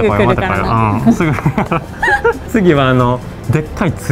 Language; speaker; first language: Japanese; native; Japanese